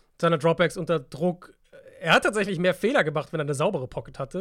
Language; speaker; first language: German; native; German